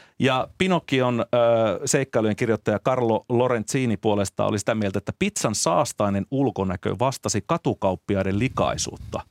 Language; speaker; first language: Finnish; native; Finnish